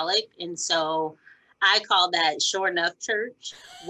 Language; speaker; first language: English; native; English